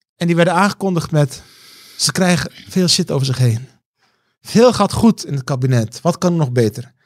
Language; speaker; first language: Dutch; early bilingual, other home language; Turkish